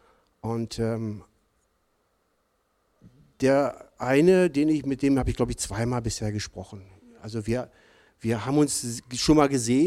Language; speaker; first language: German; native; German